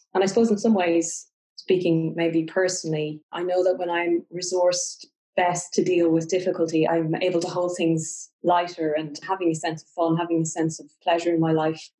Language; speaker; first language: English; native; English